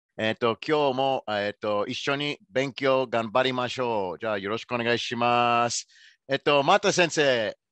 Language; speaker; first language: Japanese; non-native, fluent; English